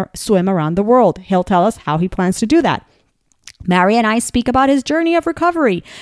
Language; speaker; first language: English; non-native, fluent; Spanish